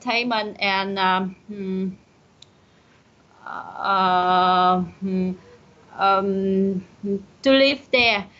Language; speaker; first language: English; non-native, learner; Vietnamese